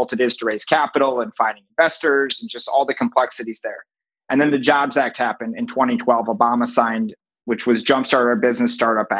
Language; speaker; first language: English; native; English